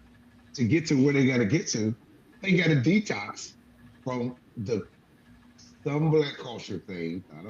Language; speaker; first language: English; native; English